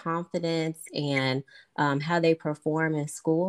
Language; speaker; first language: English; native; English